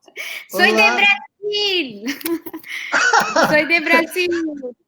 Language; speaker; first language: Spanish; non-native, learner; Portuguese